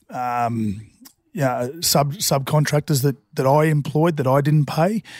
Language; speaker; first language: English; native; English